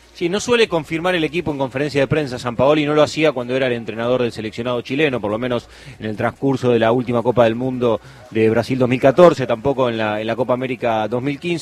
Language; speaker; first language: Spanish; native; Spanish